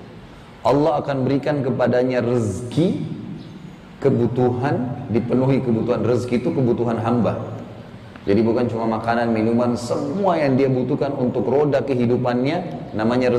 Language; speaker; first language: Indonesian; native; Indonesian